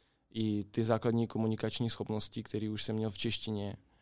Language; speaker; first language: Czech; non-native, fluent; Ukrainian